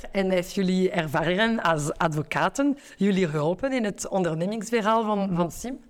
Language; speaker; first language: Dutch; non-native, fluent; French